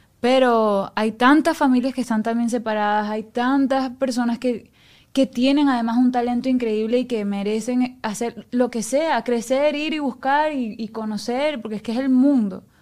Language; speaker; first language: Spanish; native; Spanish